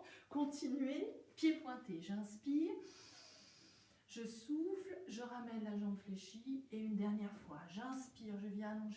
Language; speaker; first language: French; native; French